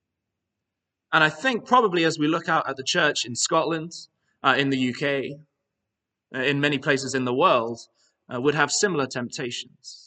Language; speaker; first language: English; native; English